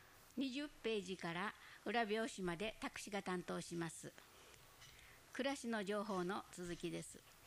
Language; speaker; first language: Japanese; native; Japanese